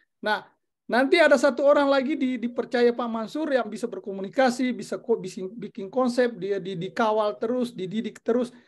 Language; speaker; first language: Indonesian; non-native, local second language; Buginese